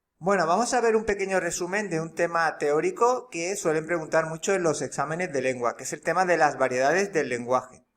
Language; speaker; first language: Spanish; native; Spanish